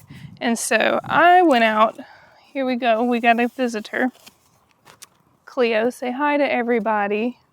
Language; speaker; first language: English; native; English